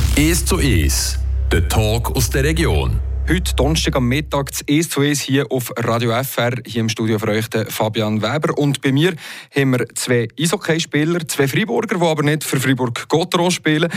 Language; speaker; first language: German; native; German